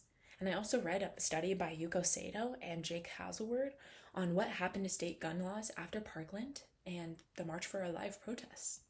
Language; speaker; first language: English; native; English